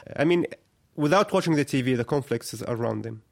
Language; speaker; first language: English; non-native, fluent; Arabic